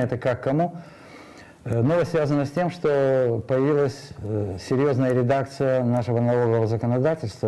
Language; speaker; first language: Russian; native; Russian